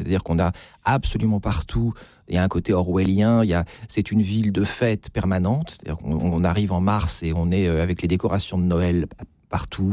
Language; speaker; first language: French; native; French